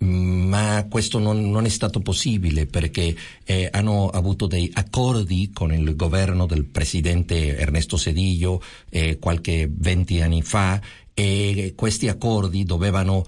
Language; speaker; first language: Italian; non-native, fluent; Spanish